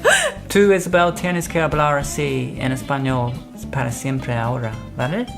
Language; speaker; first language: Spanish; non-native, fluent; English